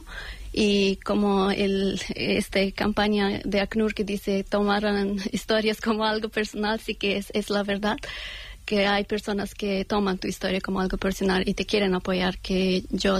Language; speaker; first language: Spanish; non-native, learner; Persian